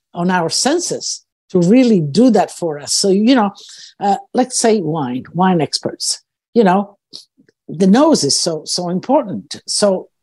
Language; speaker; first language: English; early bilingual, other home language; Croatian